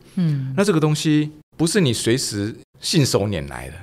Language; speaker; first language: Chinese; non-native, local second language; Min Nan Chinese